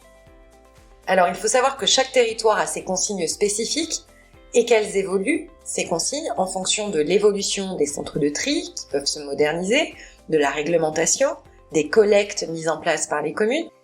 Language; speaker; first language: French; native; French